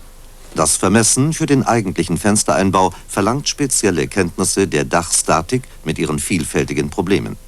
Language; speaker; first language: German; native; German